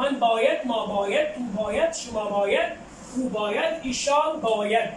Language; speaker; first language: Persian; non-native, fluent; Urdu